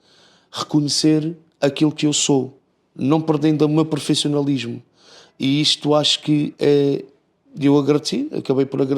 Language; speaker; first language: Portuguese; native; Portuguese